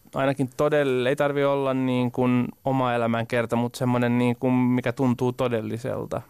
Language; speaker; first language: Finnish; native; Finnish